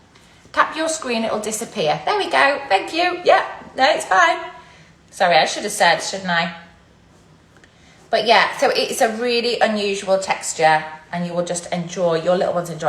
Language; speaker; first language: English; native; English